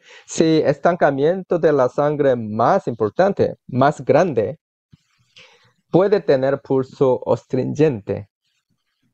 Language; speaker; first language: Spanish; non-native, learner; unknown